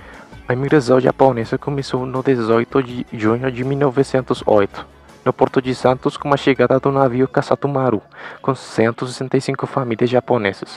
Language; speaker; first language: Portuguese; non-native, learner; Spanish